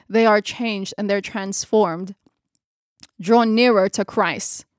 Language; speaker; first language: English; non-native, local second language; Filipino